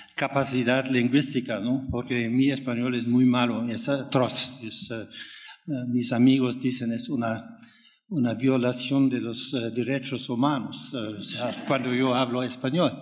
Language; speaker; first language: Spanish; non-native, fluent; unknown